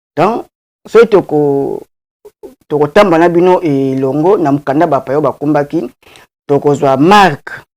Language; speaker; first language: Lingala; non-native, local second language; Kongo